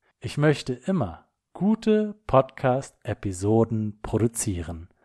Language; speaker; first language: German; native; German